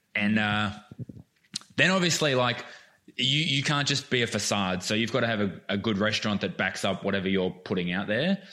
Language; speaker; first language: English; native; English